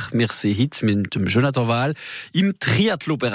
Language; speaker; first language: German; native; German